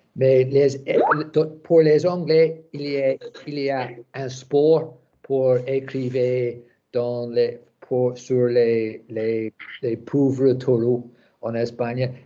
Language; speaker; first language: French; non-native, learner; English